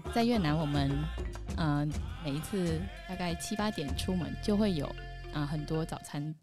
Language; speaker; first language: Chinese; non-native, fluent; Vietnamese